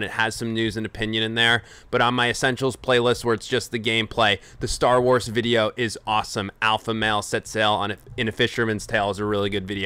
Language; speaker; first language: English; native; English